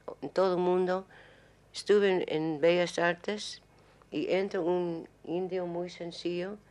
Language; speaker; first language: Spanish; non-native, learner; English